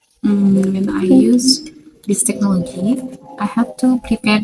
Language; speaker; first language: English; non-native, fluent; Indonesian